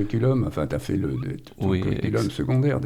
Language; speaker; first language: French; native; French